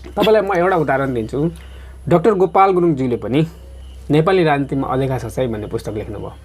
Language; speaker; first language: Nepali; non-native, local second language; Limbu